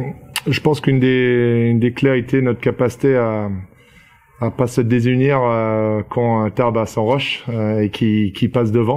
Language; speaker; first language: French; native; French